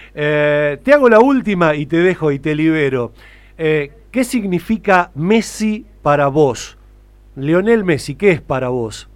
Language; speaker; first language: Spanish; native; Spanish